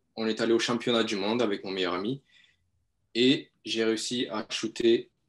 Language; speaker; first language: French; native; French